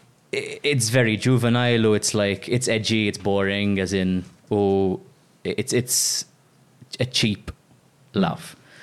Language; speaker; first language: English; non-native, local second language; Maltese